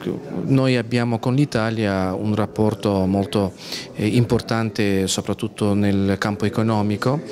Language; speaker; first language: Italian; non-native, fluent; Azerbaijani